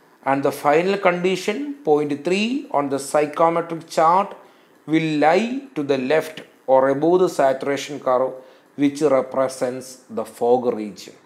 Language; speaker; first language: English; non-native, local second language; Malayalam